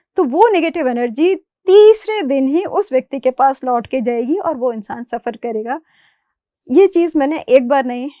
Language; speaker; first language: Hindi; native; Hindi